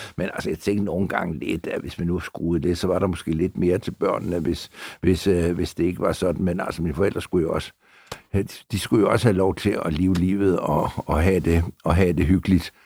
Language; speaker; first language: Danish; native; Danish